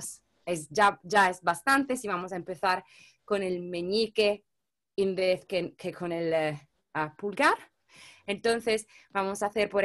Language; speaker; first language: Spanish; non-native, fluent; Italian